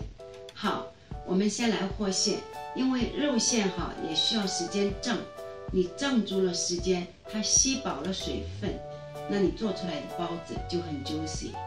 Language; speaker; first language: Chinese; native; Chinese